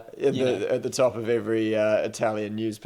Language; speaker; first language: English; native; English